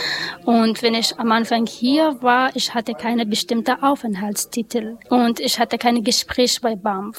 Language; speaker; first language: German; non-native, learner; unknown